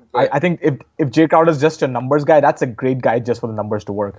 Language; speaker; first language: English; non-native, local second language; Hindi